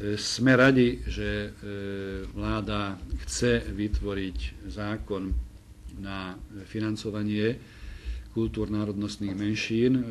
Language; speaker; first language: Slovak; non-native, local second language; Hungarian